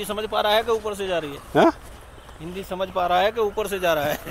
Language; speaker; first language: Hindi; native; Hindi